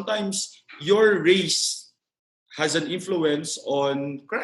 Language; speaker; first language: English; non-native, local second language; Filipino